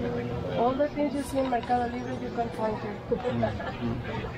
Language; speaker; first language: English; non-native, learner; Spanish